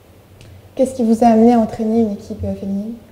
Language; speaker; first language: French; native; French